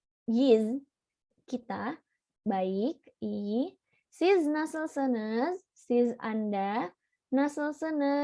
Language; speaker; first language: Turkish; non-native, learner; Indonesian